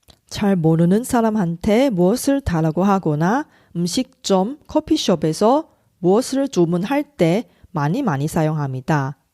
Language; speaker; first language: Korean; non-native, fluent; Chinese